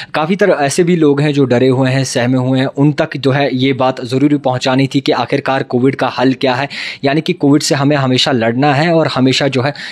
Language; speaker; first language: Urdu; non-native, local second language; Kashmiri